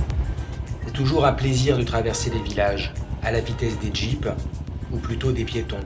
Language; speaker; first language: French; native; French